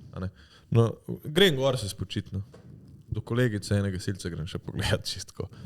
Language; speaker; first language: Slovenian; early bilingual, other home language; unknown